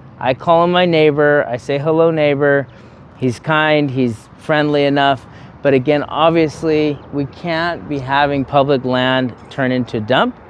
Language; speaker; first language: English; native; English